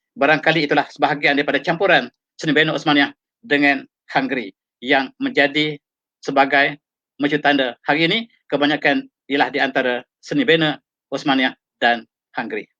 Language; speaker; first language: Malay; native; Malay